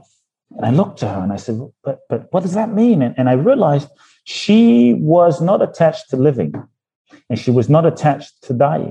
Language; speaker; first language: English; native; English